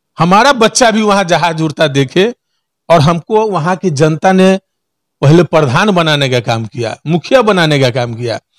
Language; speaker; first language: Hindi; native; Hindi